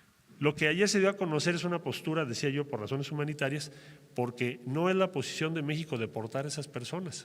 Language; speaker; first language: Spanish; native; Spanish